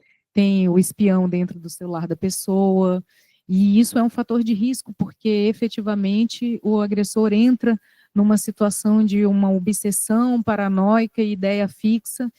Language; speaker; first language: Portuguese; native; Portuguese